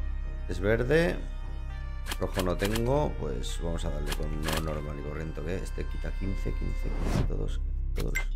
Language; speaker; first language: Spanish; native; Spanish